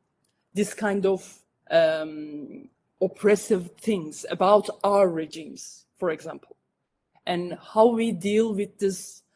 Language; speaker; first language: English; non-native, fluent; Turkish